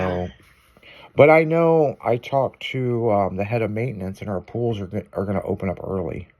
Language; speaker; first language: English; native; English